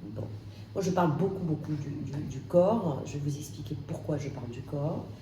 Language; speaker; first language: French; non-native, local second language; Arabic